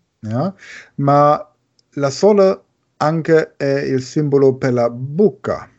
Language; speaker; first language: Italian; non-native, learner; German